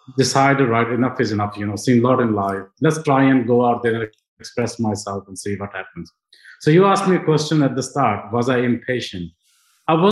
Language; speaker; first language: English; non-native, local second language; Punjabi